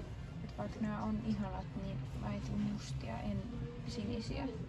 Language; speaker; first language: Finnish; native; Finnish